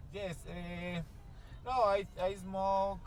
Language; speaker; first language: English; non-native, learner; Spanish